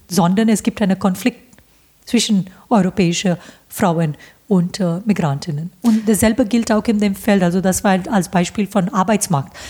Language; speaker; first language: German; non-native, fluent; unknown